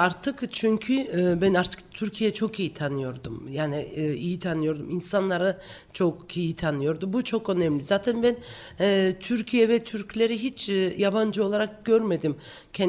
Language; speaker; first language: Turkish; non-native, fluent; Georgian